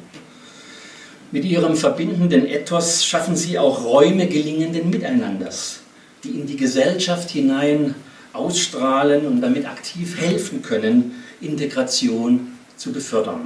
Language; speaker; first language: German; native; German